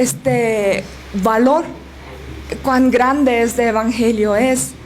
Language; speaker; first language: Spanish; non-native, learner; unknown